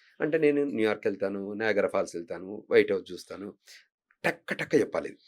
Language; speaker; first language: Telugu; native; Telugu